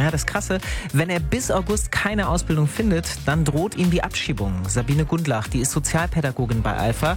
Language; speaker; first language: German; native; German